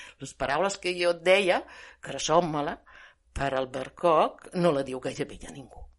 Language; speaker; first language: Catalan; non-native, fluent; Italian